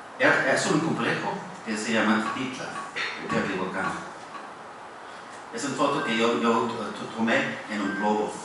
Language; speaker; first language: Spanish; non-native, fluent; English